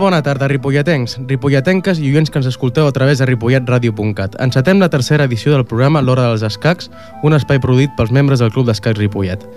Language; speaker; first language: Catalan; native; Catalan